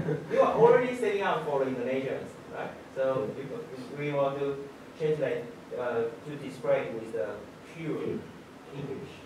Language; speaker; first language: English; non-native, fluent; Chinese